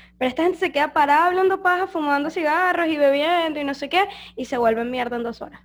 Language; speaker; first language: Spanish; native; Spanish